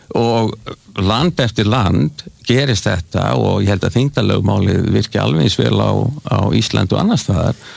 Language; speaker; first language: Icelandic; native; Icelandic